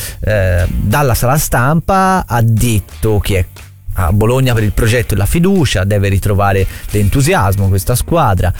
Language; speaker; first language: Italian; native; Italian